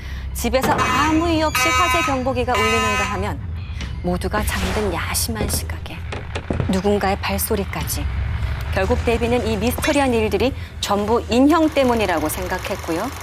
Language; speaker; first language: Korean; native; Korean